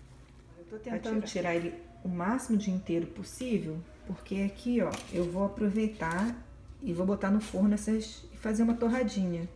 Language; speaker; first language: Portuguese; native; Portuguese